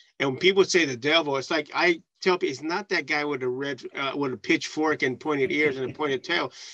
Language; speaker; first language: English; early bilingual, other home language; Spanish